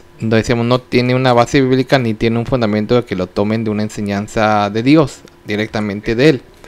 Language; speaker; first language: Spanish; native; Spanish